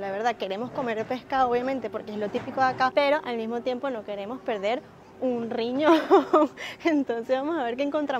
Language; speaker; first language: Spanish; native; Spanish